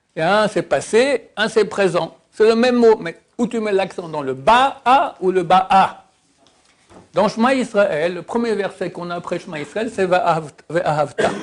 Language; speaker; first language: French; native; French